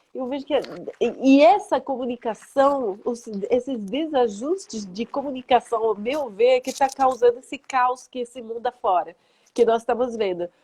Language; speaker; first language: Portuguese; non-native, fluent; French